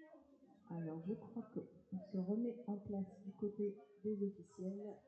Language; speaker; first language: French; native; French